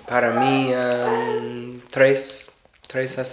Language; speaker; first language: Spanish; non-native, learner; English